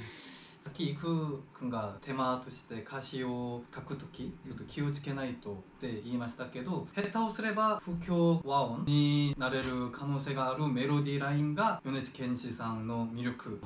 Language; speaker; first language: Japanese; non-native, fluent; Korean